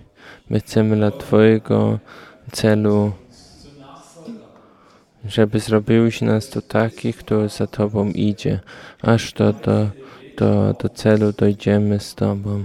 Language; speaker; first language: Polish; non-native, learner; German